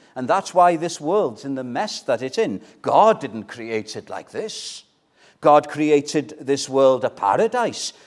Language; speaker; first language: English; native; English